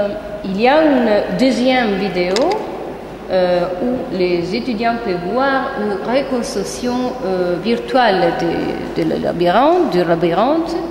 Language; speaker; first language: French; non-native, fluent; Italian